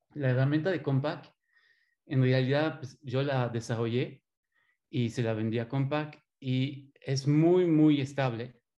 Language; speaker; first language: Spanish; non-native, fluent; French